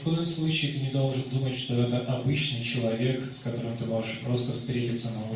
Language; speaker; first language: Russian; native; Russian